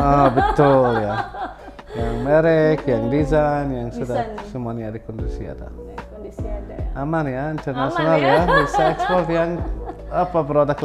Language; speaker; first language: Indonesian; non-native, learner; Arabic